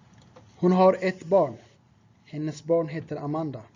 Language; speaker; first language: Swedish; non-native, fluent; Tigrinya